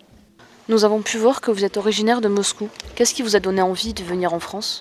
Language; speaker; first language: French; native; French